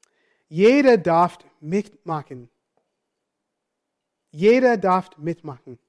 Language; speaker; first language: German; non-native, fluent; English